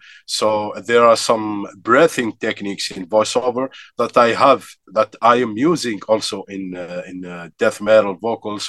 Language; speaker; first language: English; non-native, fluent; Arabic